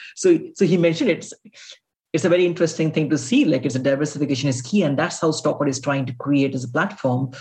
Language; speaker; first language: English; non-native, local second language; Bangla